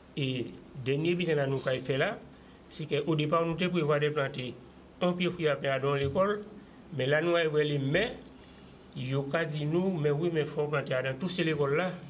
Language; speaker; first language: French; non-native, local second language; Guadeloupean Creole French